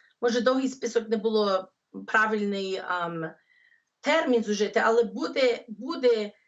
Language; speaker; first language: Ukrainian; early bilingual, heritage; English